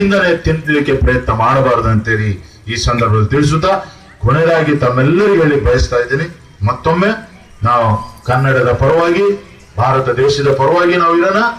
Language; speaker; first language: Kannada; non-native, local second language; Urdu